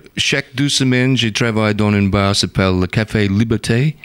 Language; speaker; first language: French; non-native, learner; English